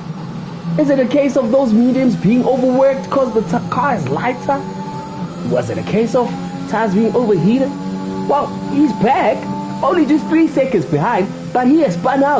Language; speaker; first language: English; non-native, local second language; Zulu